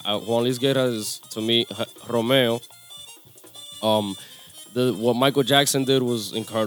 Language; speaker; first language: English; early bilingual, other home language; Spanish